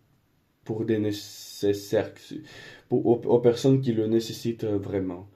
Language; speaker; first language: French; non-native, learner; Spanish